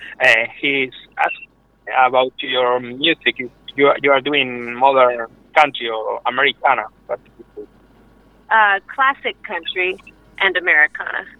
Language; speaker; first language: English; non-native, learner; Spanish